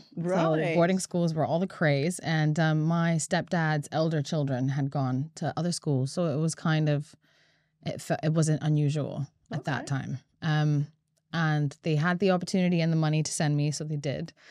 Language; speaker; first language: English; non-native, fluent; Latvian